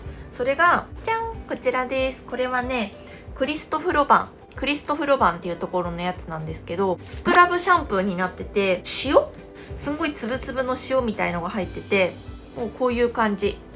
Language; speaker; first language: Japanese; non-native, fluent; Korean